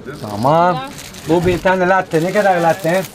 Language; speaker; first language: Turkish; non-native, learner; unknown